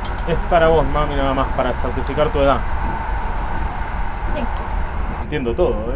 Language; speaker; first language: Spanish; native; Spanish